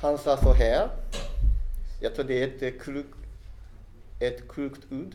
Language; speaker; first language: Swedish; non-native, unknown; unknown